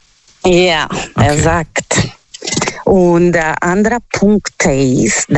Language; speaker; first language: German; non-native, learner; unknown